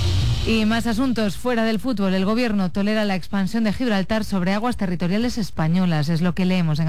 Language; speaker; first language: Spanish; native; Spanish